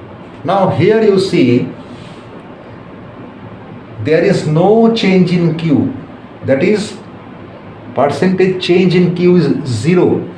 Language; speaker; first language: English; non-native, local second language; Bangla